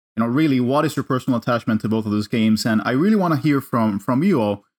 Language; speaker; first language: English; non-native, fluent; Spanish